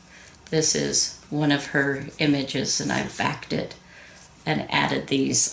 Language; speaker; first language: English; native; English